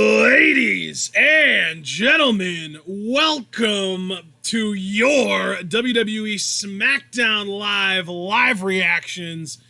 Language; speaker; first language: English; native; English